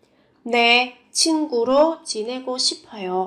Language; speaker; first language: Korean; non-native, fluent; Vietnamese